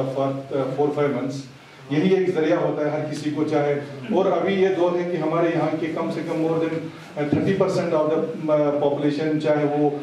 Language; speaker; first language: Hindi; non-native, local second language; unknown